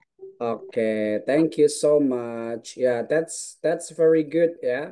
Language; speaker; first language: English; non-native, fluent; Indonesian